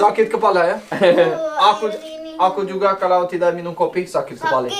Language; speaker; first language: Indonesian; non-native, learner; Norwegian